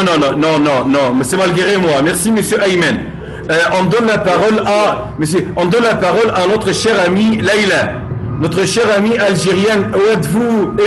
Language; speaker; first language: French; non-native, fluent; Arabic